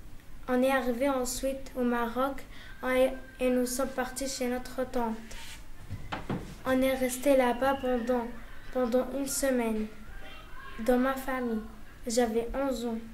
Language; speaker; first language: French; non-native, learner; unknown